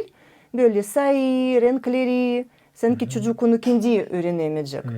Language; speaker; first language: Turkish; non-native, learner; Russian